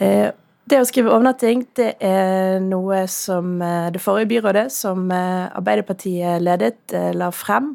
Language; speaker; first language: Norwegian; native; Norwegian